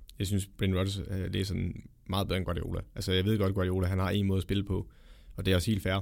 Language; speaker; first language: Danish; native; Danish